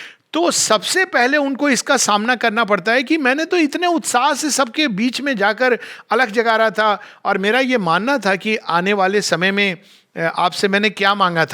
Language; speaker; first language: Hindi; native; Hindi